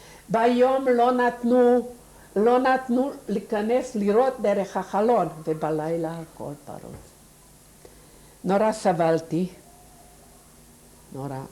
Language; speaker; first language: Hebrew; non-native, fluent; Yiddish